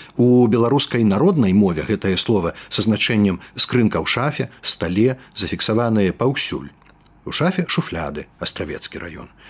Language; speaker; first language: Belarusian; native; Belarusian